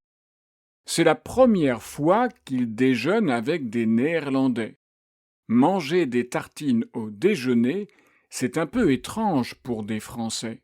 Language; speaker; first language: French; native; French